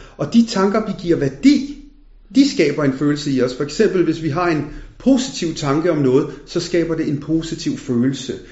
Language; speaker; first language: Danish; early bilingual, other home language; Punjabi